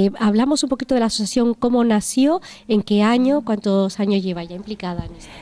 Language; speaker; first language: Spanish; native; Spanish